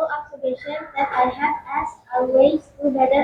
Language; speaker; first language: English; non-native, learner; Indonesian